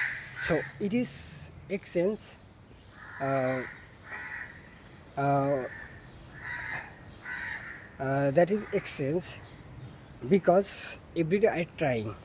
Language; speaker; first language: English; non-native, learner; Bangla